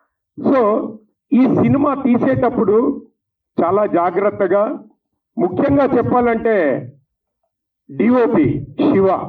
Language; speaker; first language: Telugu; native; Telugu